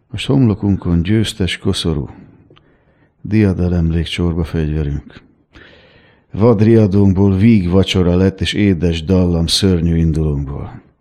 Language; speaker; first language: Hungarian; native; Hungarian